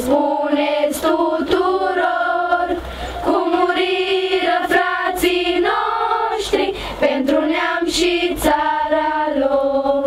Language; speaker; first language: Romanian; native; Romanian